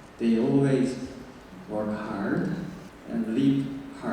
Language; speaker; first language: English; non-native, learner; Korean